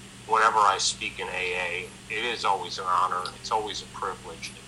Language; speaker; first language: English; native; English